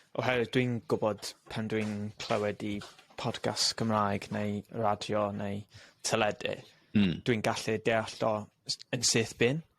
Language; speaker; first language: Welsh; non-native, local second language; English